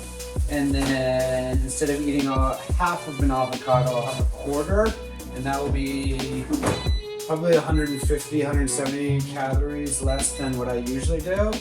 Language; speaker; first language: English; native; English